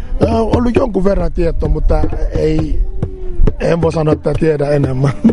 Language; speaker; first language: Finnish; non-native, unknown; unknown